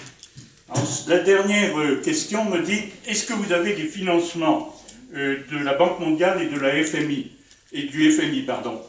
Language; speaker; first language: French; native; French